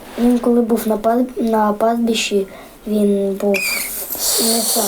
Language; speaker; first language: Ukrainian; non-native, local second language; Russian